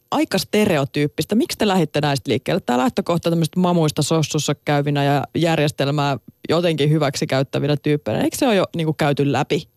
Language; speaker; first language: Finnish; native; Finnish